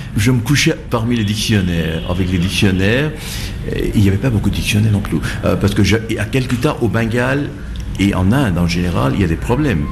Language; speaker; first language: French; non-native, fluent; Bangla